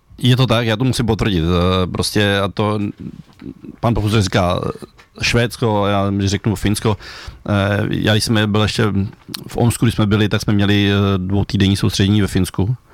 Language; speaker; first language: Czech; native; Czech